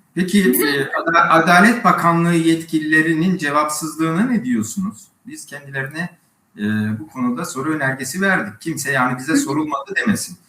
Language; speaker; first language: Turkish; native; Turkish